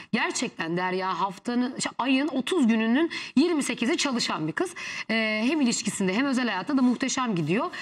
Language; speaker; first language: Turkish; native; Turkish